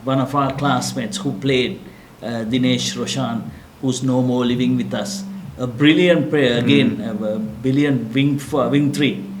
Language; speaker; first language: English; non-native, local second language; Sinhala